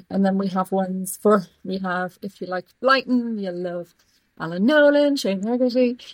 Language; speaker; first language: English; native; English